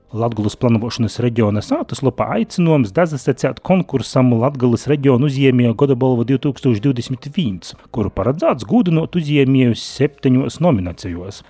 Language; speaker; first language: Latvian; native; Latvian